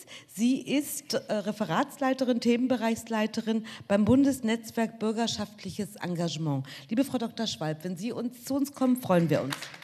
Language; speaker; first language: German; native; German